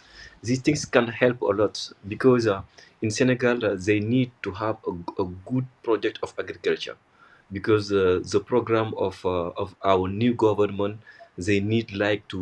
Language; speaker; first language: English; non-native, local second language; Wolof